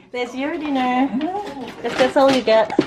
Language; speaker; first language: English; non-native, fluent; Indonesian